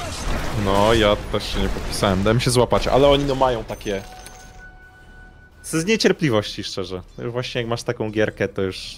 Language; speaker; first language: Polish; native; Polish